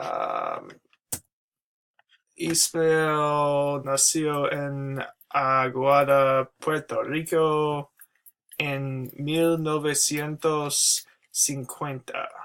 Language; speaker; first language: Spanish; non-native, learner; English